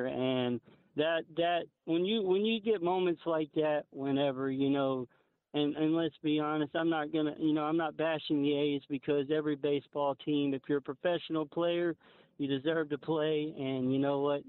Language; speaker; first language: English; native; English